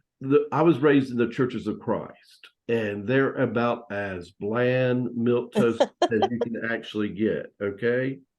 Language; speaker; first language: English; native; English